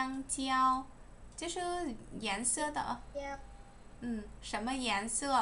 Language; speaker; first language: Chinese; non-native, learner; Vietnamese